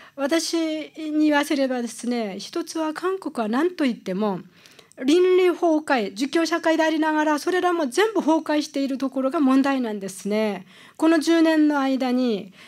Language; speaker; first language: Japanese; non-native, fluent; Korean